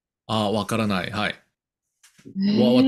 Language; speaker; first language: Japanese; non-native, learner; Korean